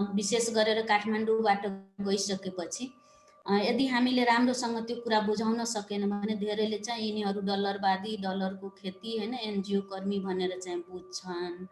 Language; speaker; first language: Nepali; non-native, local second language; Maithili